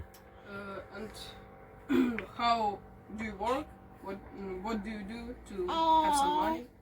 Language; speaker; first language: English; non-native, learner; Ukrainian